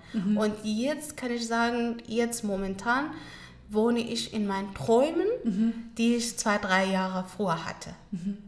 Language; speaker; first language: German; non-native, learner; Pashto